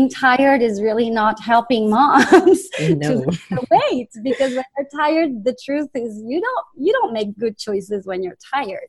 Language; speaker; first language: English; non-native, fluent; French